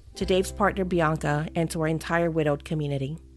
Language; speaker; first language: English; non-native, local second language; Filipino